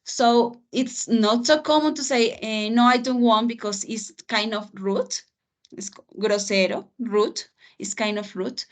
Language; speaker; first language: English; non-native, fluent; Spanish